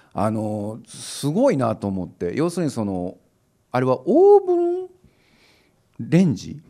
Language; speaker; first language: Japanese; native; Japanese